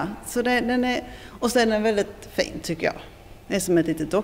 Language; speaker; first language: Swedish; native; Swedish